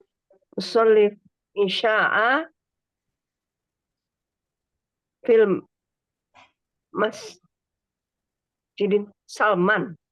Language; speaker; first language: Arabic; non-native, learner; Indonesian